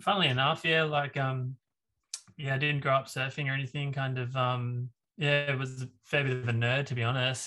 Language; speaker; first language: English; native; English